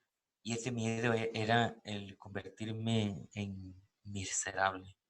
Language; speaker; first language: Spanish; native; Spanish